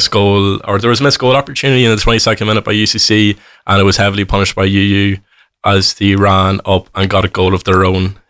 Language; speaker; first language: English; native; English